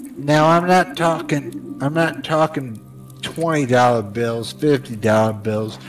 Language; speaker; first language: English; native; English